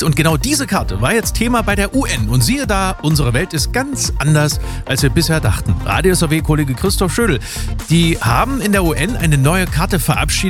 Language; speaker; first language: German; native; German